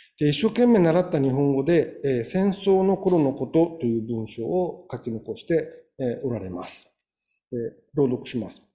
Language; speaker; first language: Japanese; native; Japanese